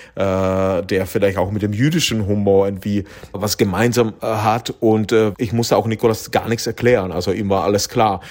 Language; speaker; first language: German; non-native, fluent; Czech